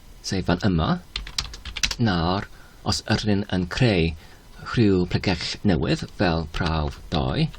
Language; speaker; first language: Welsh; non-native, learner; Polish